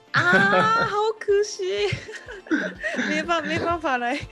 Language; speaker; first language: Chinese; non-native, learner; Japanese